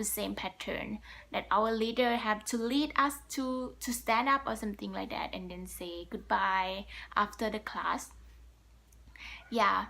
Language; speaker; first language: English; non-native, learner; Thai